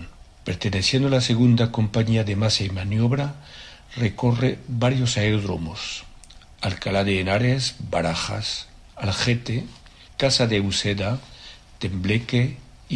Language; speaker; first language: Spanish; native; Spanish